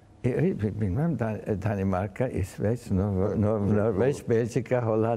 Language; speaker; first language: Turkish; early bilingual, heritage; Turkish